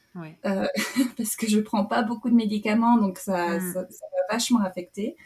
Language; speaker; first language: French; native; French